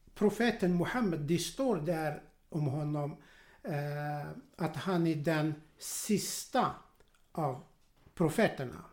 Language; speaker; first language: Swedish; non-native, fluent; Arabic